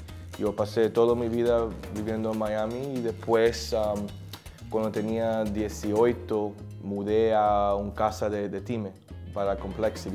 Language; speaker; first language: Portuguese; non-native, learner; Spanish